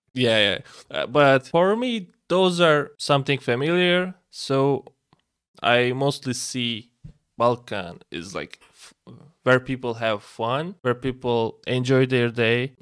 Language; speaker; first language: English; non-native, fluent; Turkish